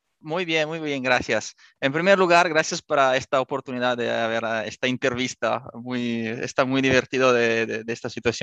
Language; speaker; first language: Spanish; non-native, learner; Italian